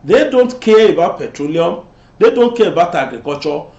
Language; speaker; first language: English; non-native, local second language; Yoruba